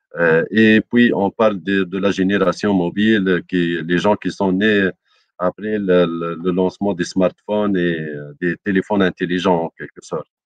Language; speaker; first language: French; non-native, local second language; Arabic